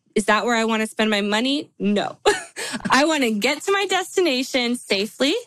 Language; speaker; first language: English; native; English